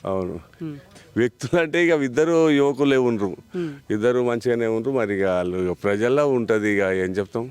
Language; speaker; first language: Telugu; native; Telugu